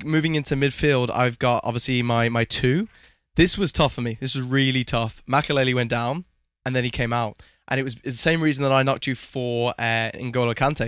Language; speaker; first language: English; native; English